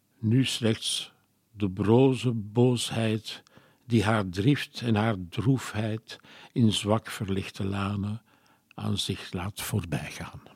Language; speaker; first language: Dutch; non-native, local second language; French